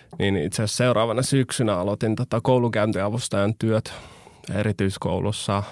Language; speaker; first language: Finnish; early bilingual, other home language; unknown